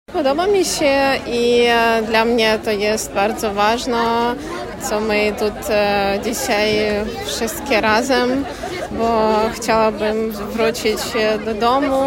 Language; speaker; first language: Polish; non-native, learner; Ukrainian